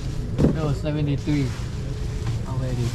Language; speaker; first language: English; non-native, learner; Iu Mien